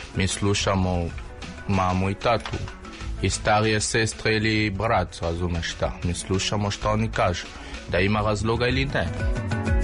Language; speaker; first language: Serbian; non-native, learner; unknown